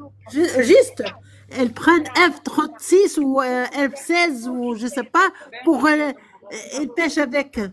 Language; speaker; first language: French; non-native, local second language; Arabic